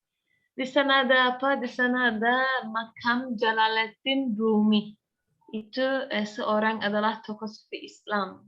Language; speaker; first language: Indonesian; non-native, learner; Turkish